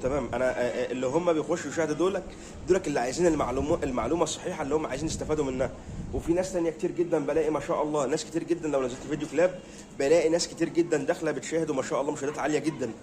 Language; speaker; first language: Arabic; native; Arabic